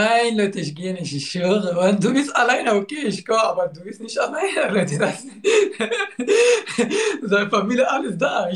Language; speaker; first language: German; non-native, learner; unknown